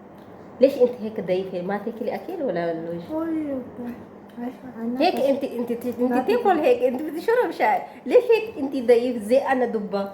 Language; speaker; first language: Arabic; non-native, learner; Oromo